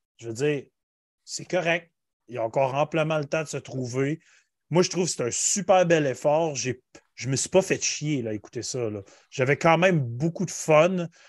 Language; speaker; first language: French; native; French